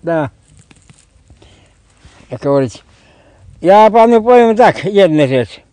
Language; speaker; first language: Polish; non-native, learner; Russian